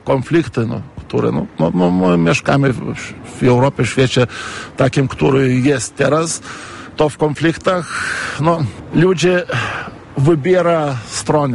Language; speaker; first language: Polish; non-native, fluent; Lithuanian